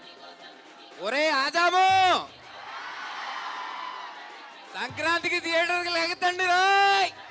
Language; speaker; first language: Telugu; native; Telugu